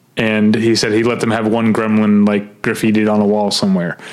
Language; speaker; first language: English; native; English